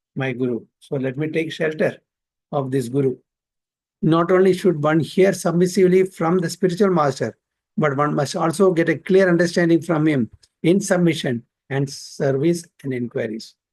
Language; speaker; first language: English; non-native, local second language; Malayalam